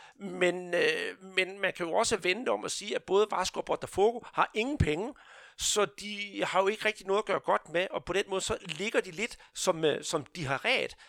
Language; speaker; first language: Danish; non-native, fluent; Portuguese